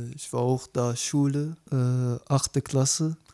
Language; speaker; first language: German; non-native, learner; Arabic